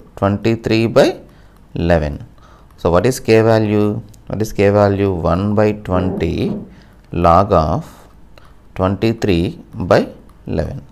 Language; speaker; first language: English; non-native, local second language; Telugu